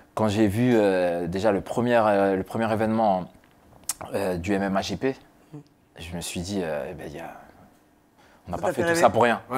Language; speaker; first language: French; native; French